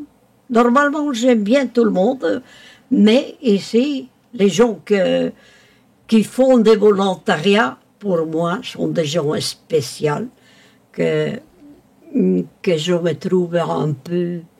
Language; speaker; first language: French; non-native, local second language; Spanish